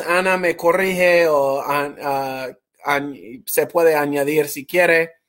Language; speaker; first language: Spanish; non-native, fluent; English